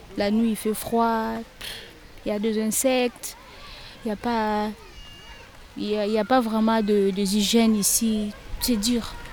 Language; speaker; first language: French; non-native, local second language; Lingala